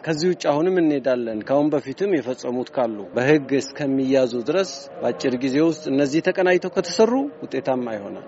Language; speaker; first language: Amharic; non-native, local second language; Sidamo